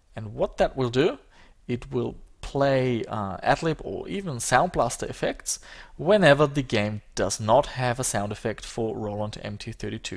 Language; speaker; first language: English; native; English